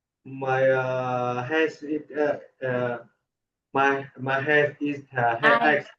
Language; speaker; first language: English; non-native, learner; Vietnamese